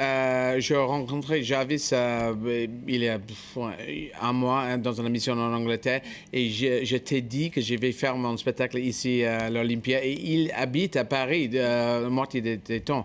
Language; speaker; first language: French; non-native, fluent; English